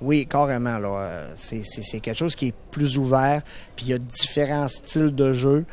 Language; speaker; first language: French; native; French